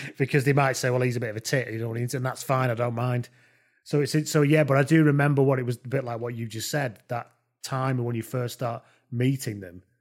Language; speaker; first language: English; native; English